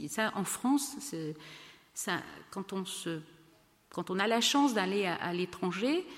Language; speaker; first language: French; native; French